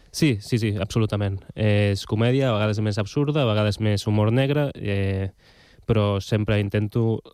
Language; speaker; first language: Catalan; non-native, local second language; Spanish